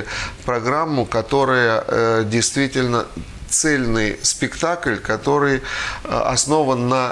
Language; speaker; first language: Russian; native; Russian